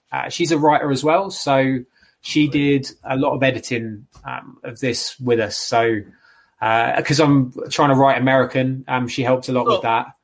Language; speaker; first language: English; native; English